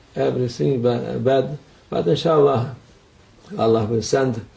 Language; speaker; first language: English; non-native, learner; Turkish